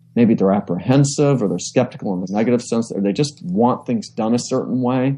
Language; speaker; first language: English; native; English